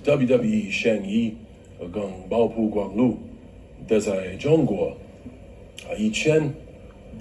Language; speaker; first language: Chinese; non-native, learner; English